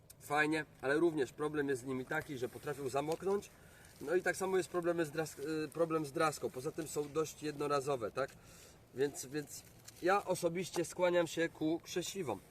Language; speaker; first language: Polish; native; Polish